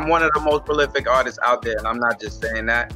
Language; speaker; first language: English; native; English